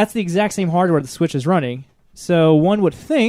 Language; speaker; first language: English; native; English